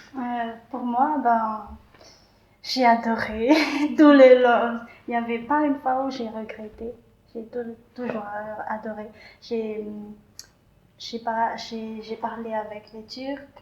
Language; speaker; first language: French; non-native, local second language; Malagasy